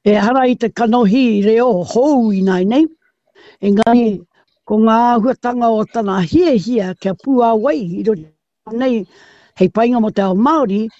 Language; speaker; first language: Māori; native; Māori